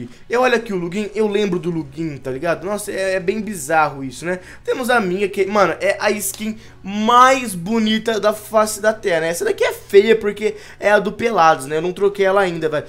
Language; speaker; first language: Portuguese; native; Portuguese